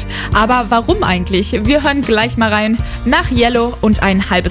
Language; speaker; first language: German; native; German